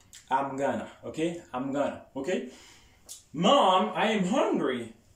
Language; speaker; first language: English; non-native, fluent; Haitian Creole